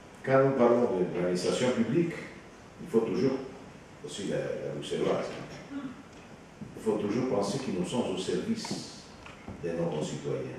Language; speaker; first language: French; non-native, fluent; Italian